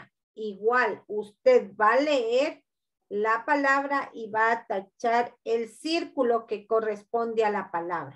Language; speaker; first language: Spanish; native; Spanish